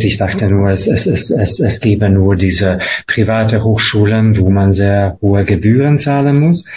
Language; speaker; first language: German; non-native, fluent; Hungarian